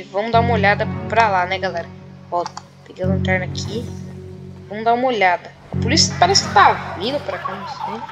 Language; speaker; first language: Portuguese; native; Portuguese